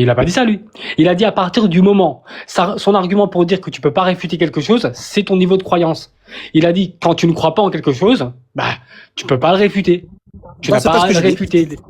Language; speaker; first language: French; native; French